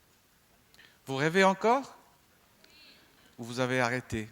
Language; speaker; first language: French; non-native, fluent; English